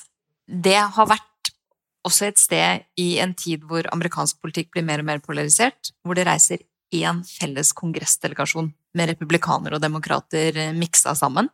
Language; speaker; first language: Norwegian; native; Norwegian